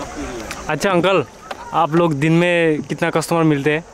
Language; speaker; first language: Hindi; non-native, local second language; Kok Borok